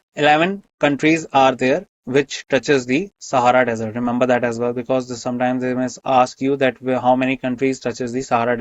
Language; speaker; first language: English; non-native, local second language; Hindi